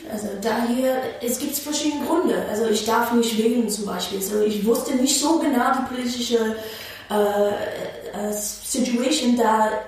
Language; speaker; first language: German; non-native, fluent; English